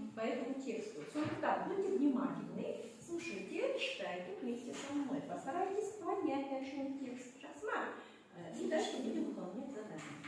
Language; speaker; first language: Russian; non-native, local second language; Kazakh